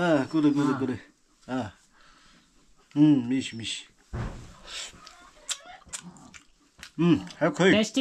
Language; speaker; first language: Chinese; non-native, learner; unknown